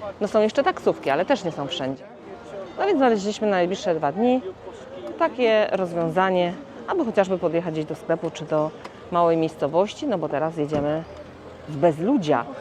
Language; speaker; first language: Polish; native; Polish